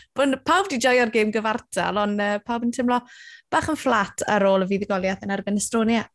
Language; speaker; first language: Welsh; native; Welsh